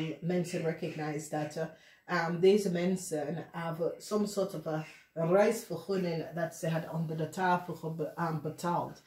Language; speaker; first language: Dutch; non-native, learner; English